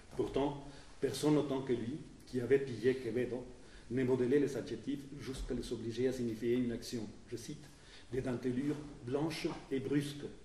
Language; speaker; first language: French; non-native, fluent; Spanish